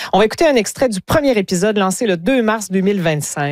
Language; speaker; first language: French; native; French